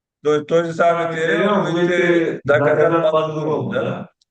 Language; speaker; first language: Russian; non-native, local second language; Uzbek